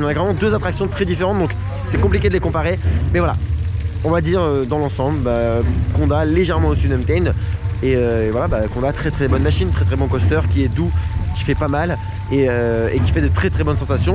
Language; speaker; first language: French; native; French